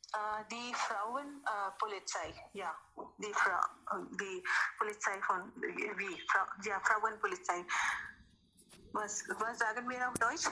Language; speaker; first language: German; non-native, learner; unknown